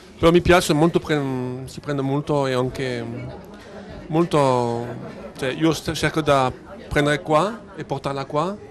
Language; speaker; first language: Italian; non-native, fluent; French